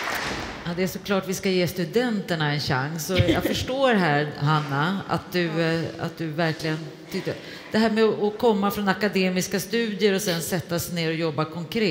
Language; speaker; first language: Swedish; native; Swedish